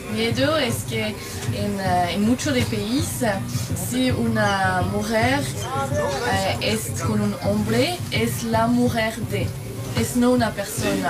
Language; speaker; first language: Spanish; non-native, learner; French